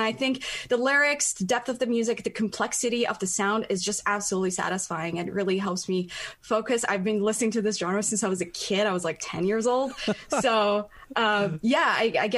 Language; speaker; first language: English; non-native, fluent; Persian